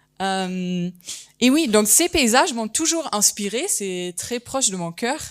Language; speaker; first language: French; non-native, fluent; German